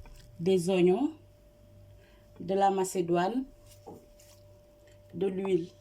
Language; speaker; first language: French; non-native, local second language; Wolof